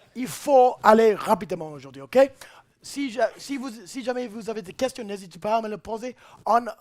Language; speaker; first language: French; non-native, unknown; English